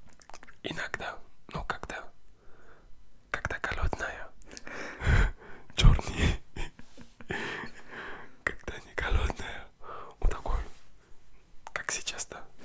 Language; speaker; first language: Russian; non-native, learner; French